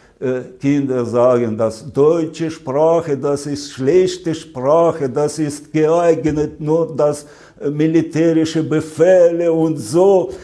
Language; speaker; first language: German; non-native, learner; Ukrainian